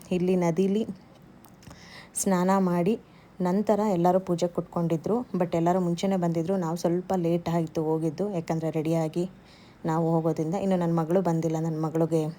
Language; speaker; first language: Kannada; native; Kannada